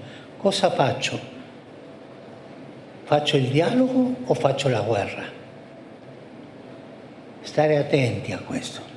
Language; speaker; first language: Italian; non-native, fluent; Spanish